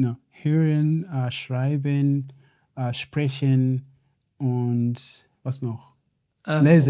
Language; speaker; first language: German; non-native, learner; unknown